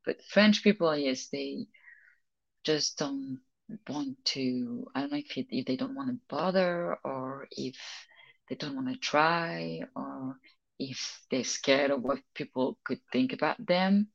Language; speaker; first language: English; non-native, fluent; French